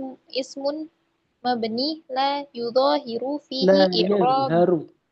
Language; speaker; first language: Arabic; non-native, learner; Indonesian